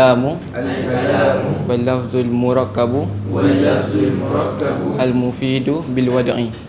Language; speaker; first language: Arabic; non-native, learner; Malay